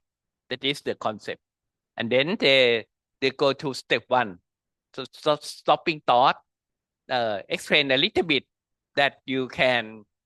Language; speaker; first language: English; non-native, learner; Thai